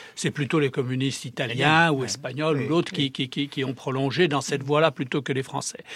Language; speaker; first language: French; early bilingual, heritage; Czech